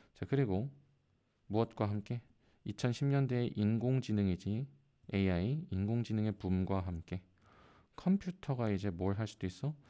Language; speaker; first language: Korean; native; Korean